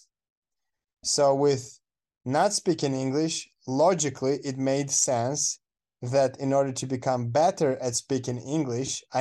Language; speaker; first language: English; non-native, fluent; Romanian